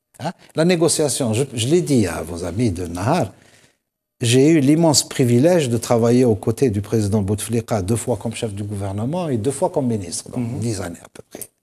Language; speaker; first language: French; non-native, local second language; Kabyle